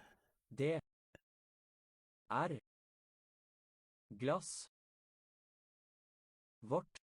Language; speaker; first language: Norwegian; non-native, learner; English